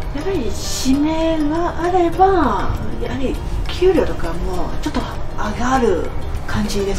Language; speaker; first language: Japanese; non-native, fluent; Cantonese